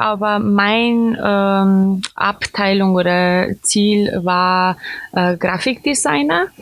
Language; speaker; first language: German; non-native, fluent; Serbian